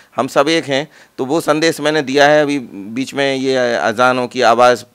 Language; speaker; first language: Hindi; native; Hindi